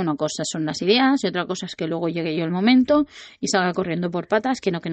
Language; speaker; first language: Spanish; non-native, local second language; Catalan